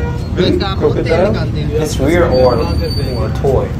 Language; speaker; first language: English; non-native, learner; Korean